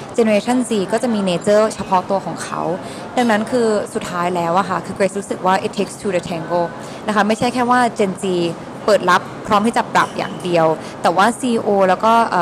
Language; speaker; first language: Thai; early bilingual, heritage; Thai